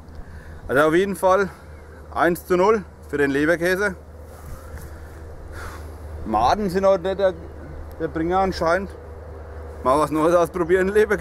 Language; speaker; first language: German; native; German